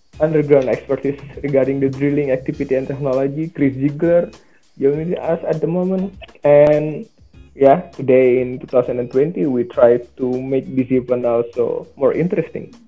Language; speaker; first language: English; non-native, learner; Indonesian